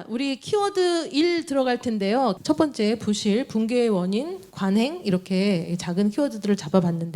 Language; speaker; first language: Korean; native; Korean